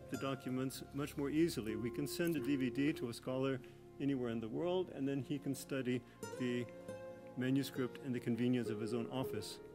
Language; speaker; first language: English; native; English